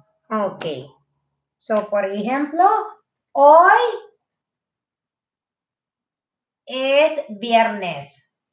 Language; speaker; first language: Spanish; non-native, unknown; Filipino